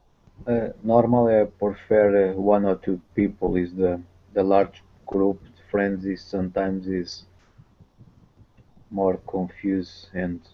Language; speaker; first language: English; non-native, learner; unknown